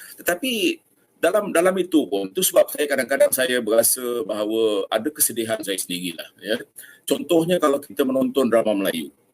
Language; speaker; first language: Malay; native; Malay